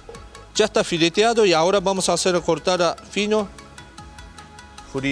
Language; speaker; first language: Spanish; non-native, learner; Japanese